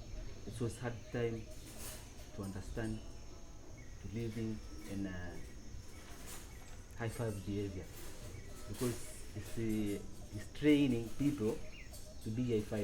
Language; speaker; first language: English; non-native, local second language; Swahili